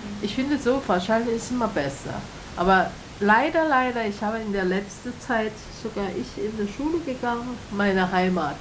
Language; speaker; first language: German; non-native, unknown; Chinese